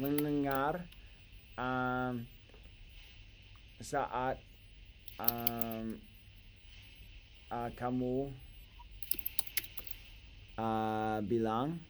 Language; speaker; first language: Indonesian; non-native, learner; English